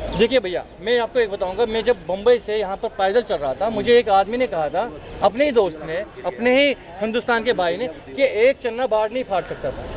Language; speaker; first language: Urdu; non-native, local second language; Kashmiri